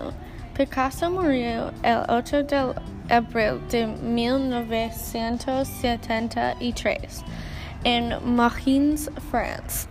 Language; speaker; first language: Spanish; non-native, learner; English